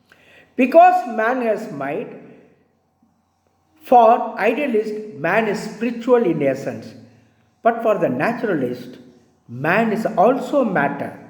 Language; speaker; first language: English; non-native, local second language; Tamil